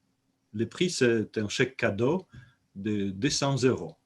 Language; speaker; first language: French; non-native, fluent; Polish